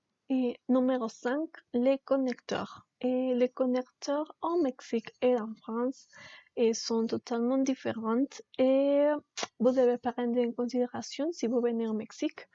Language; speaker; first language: French; non-native, learner; Spanish